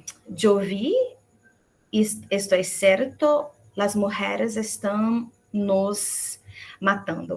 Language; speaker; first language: Spanish; non-native, fluent; Portuguese